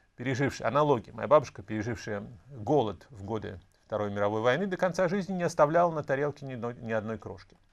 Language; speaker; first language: Russian; native; Russian